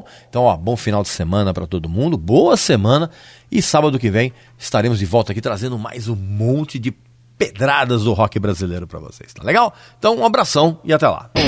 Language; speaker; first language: Portuguese; native; Portuguese